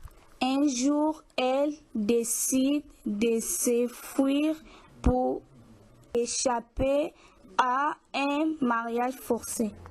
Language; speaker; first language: French; non-native, learner; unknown